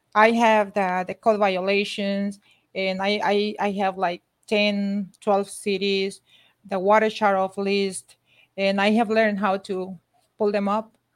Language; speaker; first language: English; non-native, fluent; Spanish